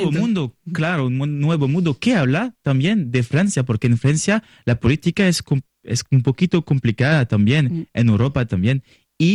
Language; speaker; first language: Spanish; non-native, learner; French